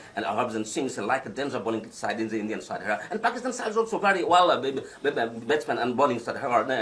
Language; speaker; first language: English; non-native, local second language; Assamese